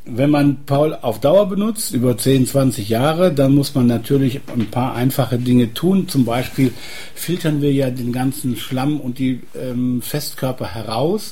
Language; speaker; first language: German; native; German